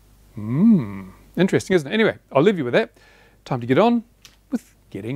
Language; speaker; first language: English; native; English